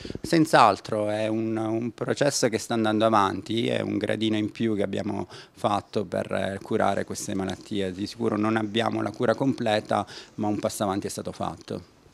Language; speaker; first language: Italian; native; Italian